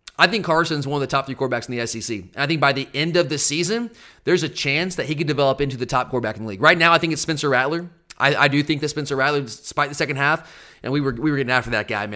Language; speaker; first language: English; native; English